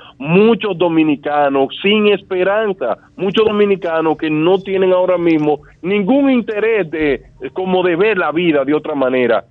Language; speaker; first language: Spanish; native; Spanish